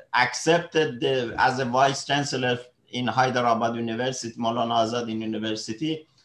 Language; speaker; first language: English; non-native, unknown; Persian